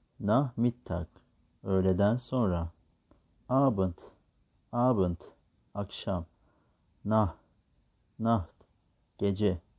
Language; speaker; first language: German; non-native, learner; Turkish